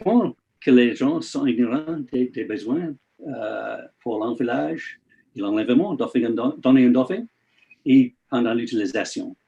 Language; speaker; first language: French; non-native, learner; English